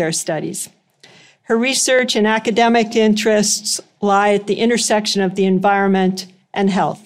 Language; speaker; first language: English; native; English